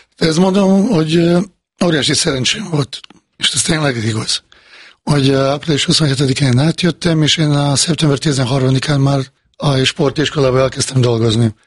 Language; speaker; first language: Hungarian; non-native, fluent; Bosnian